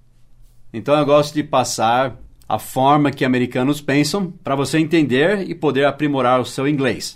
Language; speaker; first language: Portuguese; early bilingual, other home language; English